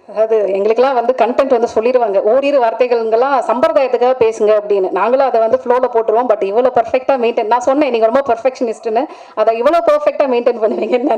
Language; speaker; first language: Tamil; native; Tamil